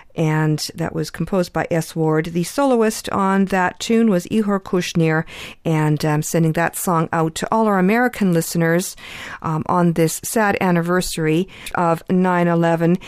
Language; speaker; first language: English; early bilingual, other home language; Ukrainian